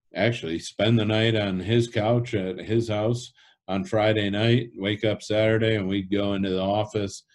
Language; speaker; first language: English; native; English